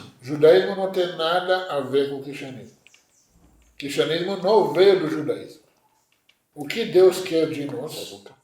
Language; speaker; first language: Portuguese; non-native, fluent; Hebrew